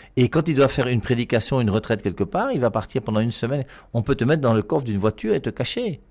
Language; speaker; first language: French; native; French